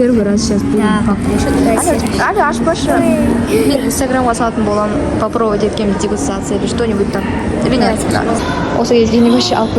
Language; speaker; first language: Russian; non-native, local second language; Kazakh